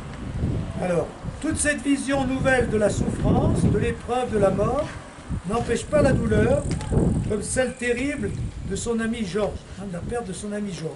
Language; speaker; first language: French; native; French